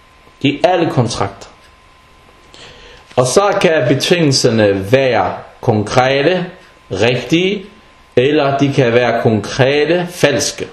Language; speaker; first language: Danish; non-native, fluent; Arabic